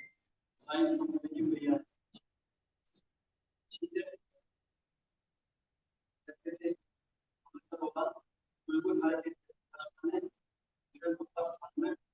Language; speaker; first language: Turkish; non-native, fluent; Uyghur